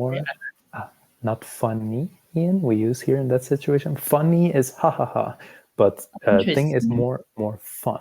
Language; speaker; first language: English; non-native, fluent; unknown